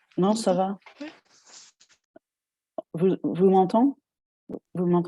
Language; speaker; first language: French; non-native, fluent; English